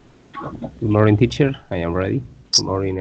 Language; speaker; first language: English; non-native, learner; Spanish